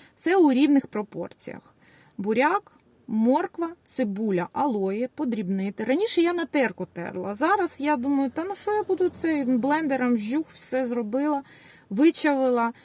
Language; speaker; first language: Ukrainian; native; Ukrainian